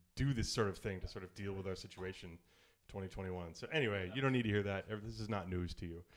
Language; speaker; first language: English; native; English